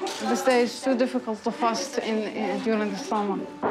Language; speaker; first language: English; non-native, fluent; Arabic